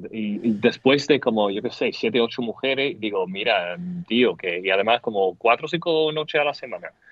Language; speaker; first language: Spanish; non-native, fluent; English